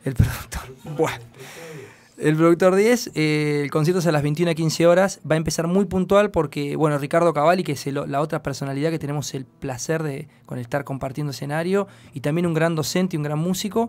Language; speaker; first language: Spanish; native; Spanish